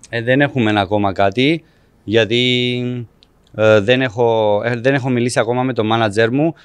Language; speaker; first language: Greek; non-native, fluent; Serbian